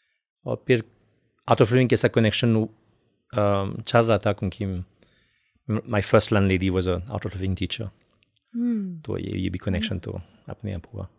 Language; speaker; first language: Hindi; non-native, fluent; French